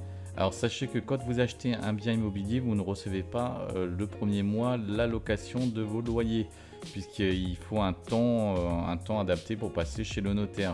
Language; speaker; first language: French; native; French